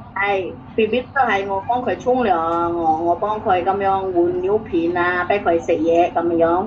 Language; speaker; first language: Cantonese; non-native, learner; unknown